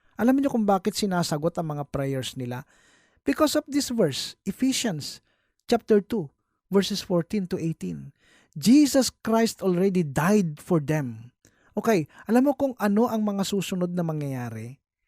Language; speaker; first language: Filipino; native; Filipino